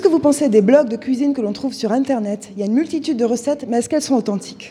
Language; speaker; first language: French; native; French